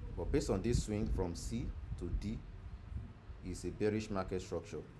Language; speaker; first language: English; non-native, local second language; Yoruba